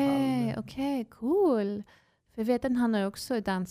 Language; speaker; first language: Swedish; non-native, fluent; English